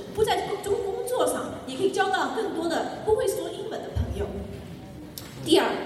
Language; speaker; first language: Chinese; non-native, fluent; English